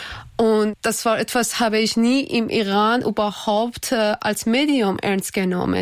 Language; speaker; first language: German; non-native, learner; Persian